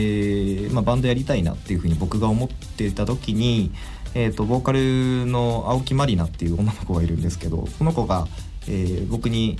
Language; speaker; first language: Japanese; native; Japanese